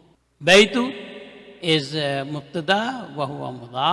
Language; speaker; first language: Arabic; non-native, learner; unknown